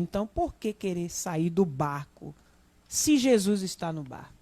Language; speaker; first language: Portuguese; native; Portuguese